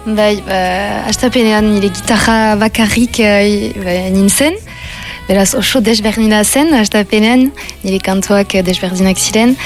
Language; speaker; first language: Basque; non-native, local second language; French